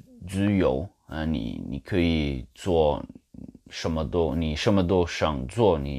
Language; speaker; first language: Chinese; non-native, learner; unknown